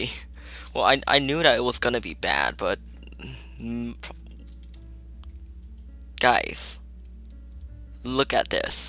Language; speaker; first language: English; native; English